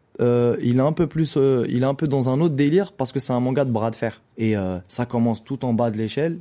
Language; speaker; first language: French; non-native, local second language; Arabic